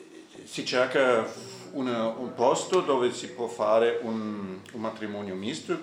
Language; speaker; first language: Italian; non-native, fluent; German